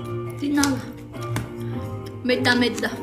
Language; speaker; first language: Korean; non-native, learner; Chinese